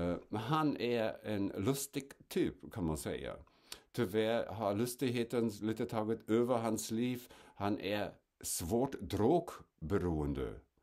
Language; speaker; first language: Swedish; non-native, fluent; German